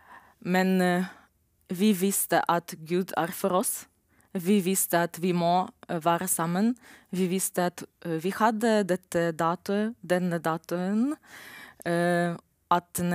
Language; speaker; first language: Norwegian; non-native, learner; Romanian